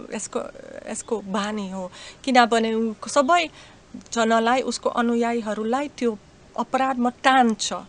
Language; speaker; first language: Nepali; non-native, learner; Slovak